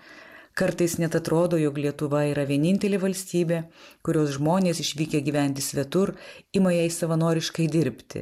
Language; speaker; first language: Lithuanian; native; Lithuanian